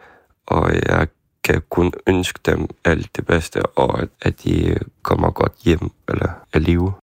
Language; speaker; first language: Danish; non-native, fluent; Ukrainian